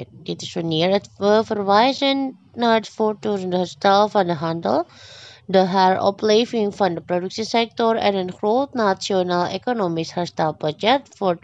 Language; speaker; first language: Dutch; non-native, local second language; Indonesian